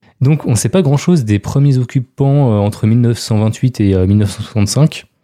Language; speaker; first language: French; native; French